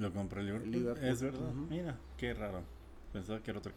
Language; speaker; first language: Spanish; native; Spanish